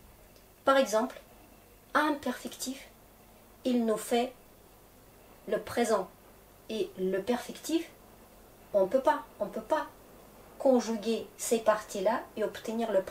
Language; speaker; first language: French; non-native, fluent; Russian